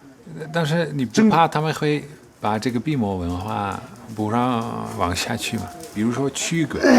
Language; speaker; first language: Chinese; non-native, fluent; Dutch